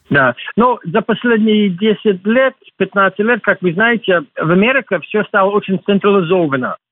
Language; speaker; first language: Russian; non-native, fluent; English